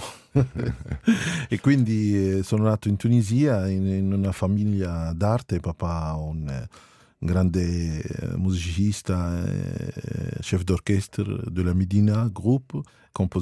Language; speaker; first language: Italian; non-native, fluent; Arabic